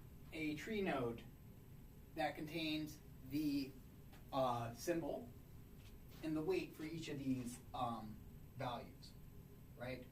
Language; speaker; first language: English; native; English